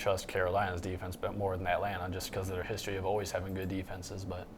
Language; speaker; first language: English; native; English